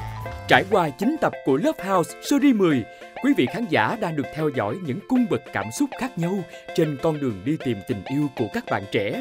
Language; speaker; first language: Vietnamese; native; Vietnamese